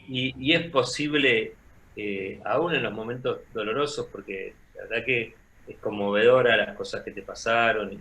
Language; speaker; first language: Spanish; native; Spanish